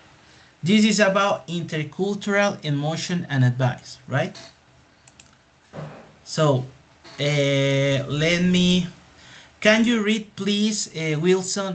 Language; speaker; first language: English; non-native, fluent; Spanish